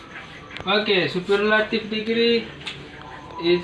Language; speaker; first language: English; non-native, learner; Indonesian